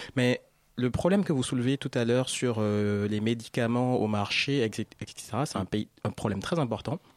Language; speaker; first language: French; non-native, local second language; Fon